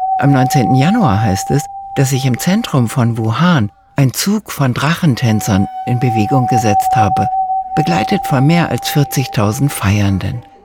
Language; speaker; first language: German; native; German